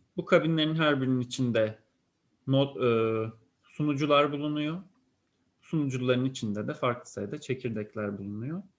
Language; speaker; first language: Turkish; native; Turkish